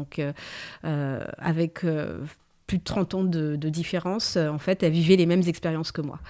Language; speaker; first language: French; early bilingual, other home language; Malagasy